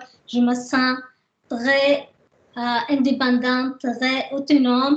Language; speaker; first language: French; non-native, learner; Arabic